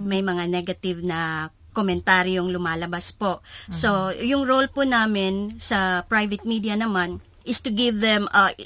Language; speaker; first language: Filipino; non-native, local second language; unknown